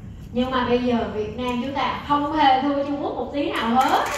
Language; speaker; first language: Vietnamese; native; Vietnamese